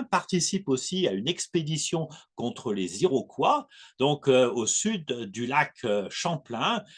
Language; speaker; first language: French; native; French